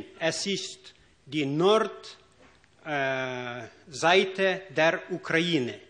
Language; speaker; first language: German; non-native, fluent; Ukrainian